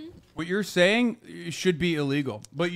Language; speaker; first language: English; native; English